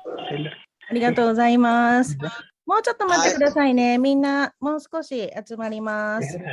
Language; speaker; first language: Japanese; non-native, fluent; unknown